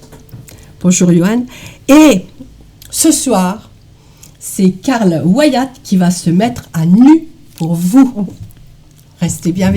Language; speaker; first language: French; native; French